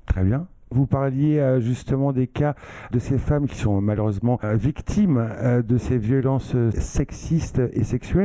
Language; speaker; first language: French; native; French